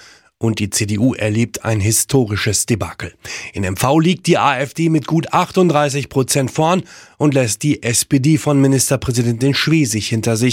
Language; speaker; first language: German; native; German